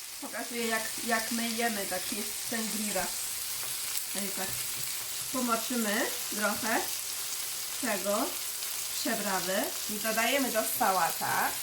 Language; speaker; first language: Polish; non-native, learner; Chinese